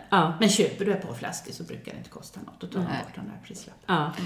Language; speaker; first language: Swedish; native; Swedish